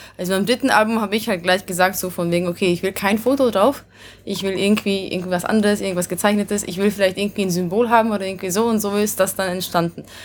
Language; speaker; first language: German; early bilingual, other home language; Hungarian